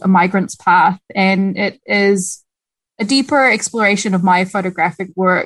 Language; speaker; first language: English; native; English